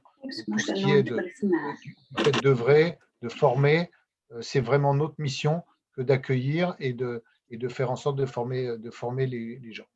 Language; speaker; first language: French; native; French